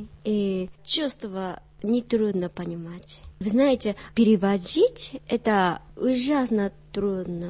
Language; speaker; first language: Russian; non-native, learner; Japanese